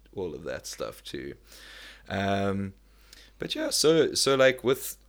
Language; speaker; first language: English; native; English